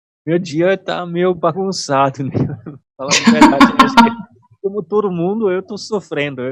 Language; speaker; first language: Portuguese; non-native, fluent; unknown